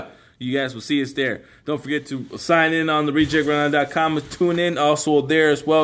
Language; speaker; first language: English; native; English